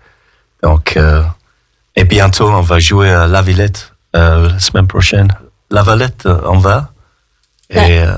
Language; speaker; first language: French; non-native, fluent; English